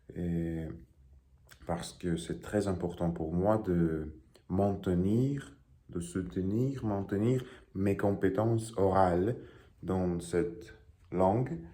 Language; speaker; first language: French; non-native, learner; Russian